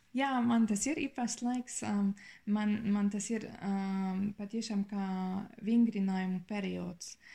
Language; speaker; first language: Latvian; non-native, learner; German